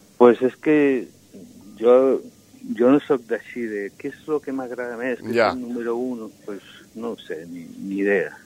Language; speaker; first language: Catalan; native; Catalan